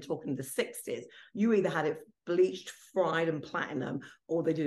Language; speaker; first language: English; non-native, local second language; Italian